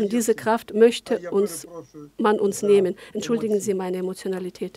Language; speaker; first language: German; non-native, fluent; Ukrainian